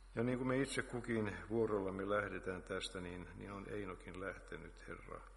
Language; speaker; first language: Finnish; native; Finnish